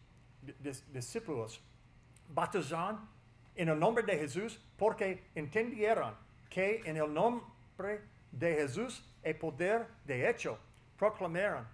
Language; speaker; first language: Spanish; non-native, fluent; English